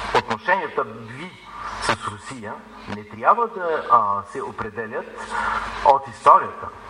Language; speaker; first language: Bulgarian; non-native, fluent; French